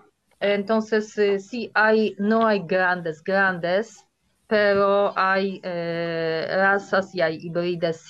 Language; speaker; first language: Spanish; non-native, fluent; Polish